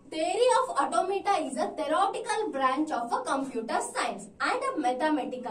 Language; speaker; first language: English; non-native, local second language; Kannada